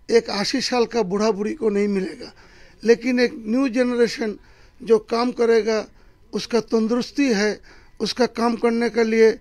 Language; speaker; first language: Hindi; non-native, local second language; Bangla